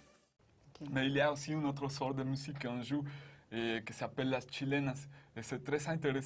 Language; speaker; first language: French; non-native, fluent; Spanish